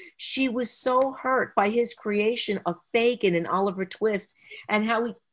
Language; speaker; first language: English; native; English